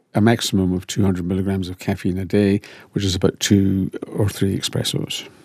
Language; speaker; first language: English; native; English